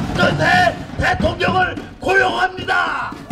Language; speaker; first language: Korean; native; Korean